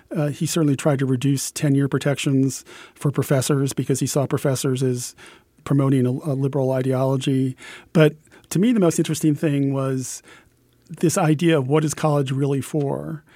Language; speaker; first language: English; native; English